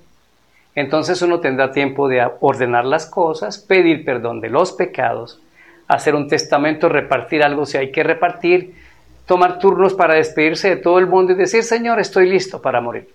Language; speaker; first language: Spanish; native; Spanish